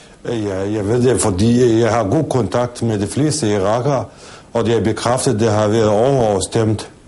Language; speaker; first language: Danish; non-native, fluent; Kurdish